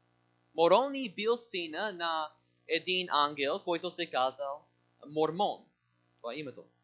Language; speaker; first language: Bulgarian; non-native, learner; English